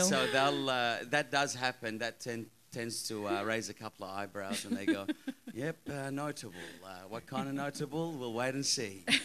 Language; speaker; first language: English; early bilingual, other home language; Arabic